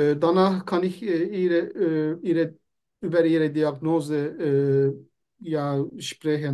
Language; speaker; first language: German; non-native, fluent; Turkish